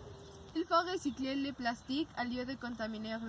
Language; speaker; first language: French; non-native, learner; Spanish